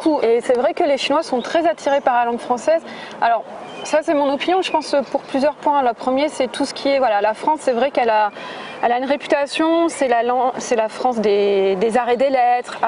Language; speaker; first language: French; native; French